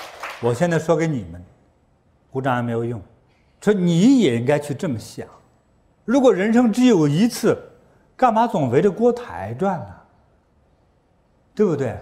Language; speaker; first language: Chinese; native; Chinese